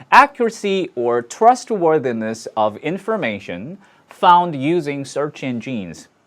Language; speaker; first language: English; non-native, fluent; Korean